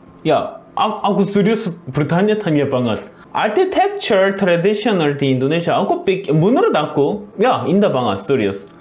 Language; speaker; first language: Indonesian; non-native, learner; Korean